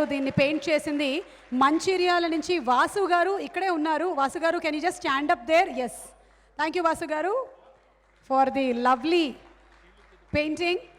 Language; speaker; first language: Telugu; native; Telugu